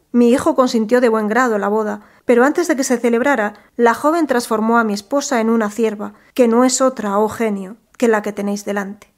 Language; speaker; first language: Spanish; native; Spanish